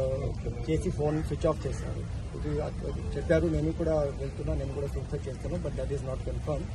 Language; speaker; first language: Telugu; non-native, learner; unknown